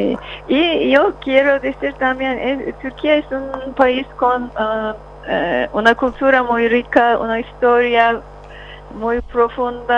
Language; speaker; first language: Spanish; non-native, fluent; Turkish